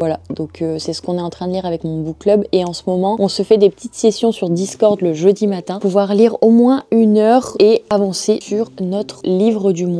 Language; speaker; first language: French; native; French